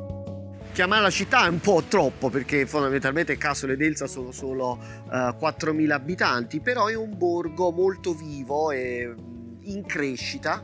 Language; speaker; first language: Italian; native; Italian